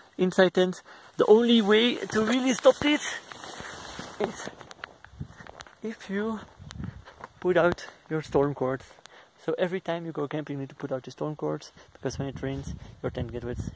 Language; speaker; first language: English; non-native, fluent; Dutch